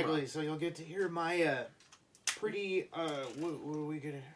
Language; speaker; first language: English; native; English